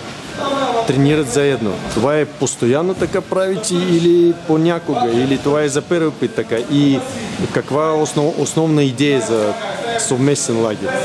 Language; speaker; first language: Bulgarian; non-native, learner; Russian